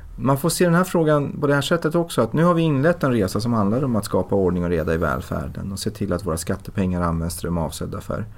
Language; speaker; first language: Swedish; early bilingual, other home language; Persian